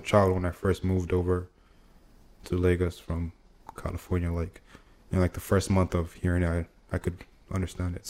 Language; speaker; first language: English; non-native, local second language; Igbo